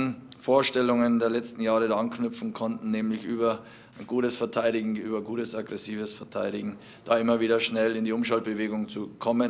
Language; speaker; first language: German; native; German